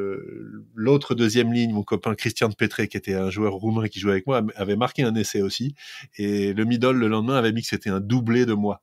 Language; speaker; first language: French; native; French